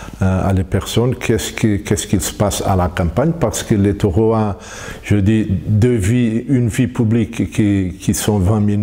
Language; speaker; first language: French; non-native, fluent; Portuguese